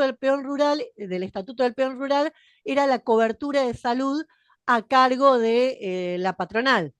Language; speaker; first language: Spanish; native; Spanish